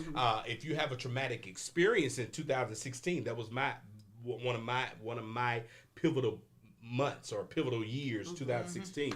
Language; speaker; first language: English; native; English